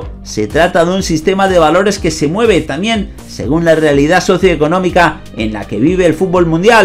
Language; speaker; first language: Spanish; native; Spanish